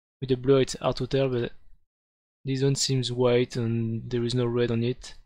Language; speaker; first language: English; non-native, fluent; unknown